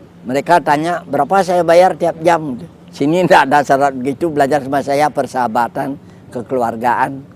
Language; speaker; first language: Indonesian; non-native, local second language; Balinese